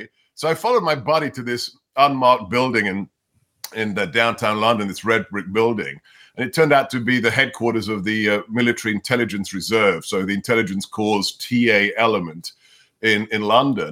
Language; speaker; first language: English; non-native, local second language; Hungarian